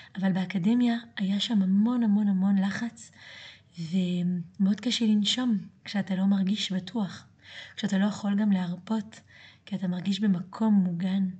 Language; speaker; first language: Hebrew; early bilingual, other home language; French